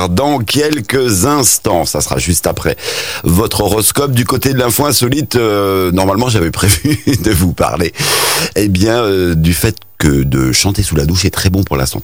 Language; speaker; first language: French; native; French